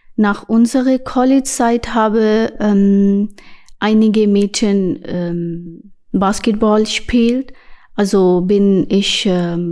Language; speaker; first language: German; non-native, fluent; Urdu